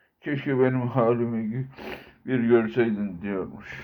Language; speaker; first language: Turkish; native; Turkish